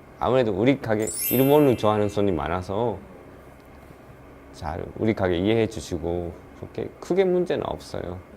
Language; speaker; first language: Korean; non-native, learner; Japanese